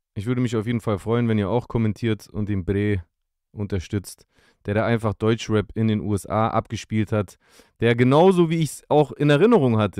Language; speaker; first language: German; native; German